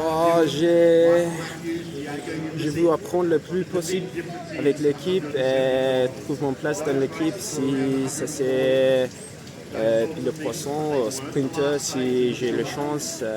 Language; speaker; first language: French; non-native, learner; English